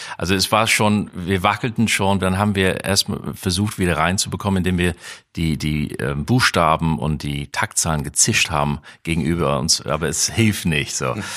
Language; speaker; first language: German; non-native, fluent; English